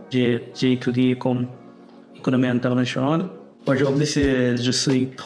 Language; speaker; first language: French; non-native, learner; Bangla